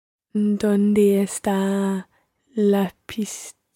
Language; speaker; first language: Spanish; non-native, learner; English